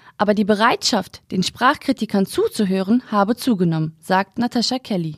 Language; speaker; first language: German; early bilingual, other home language; Turkish